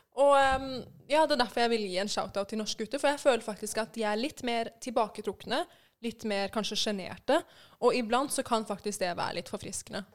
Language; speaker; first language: Norwegian; early bilingual, other home language; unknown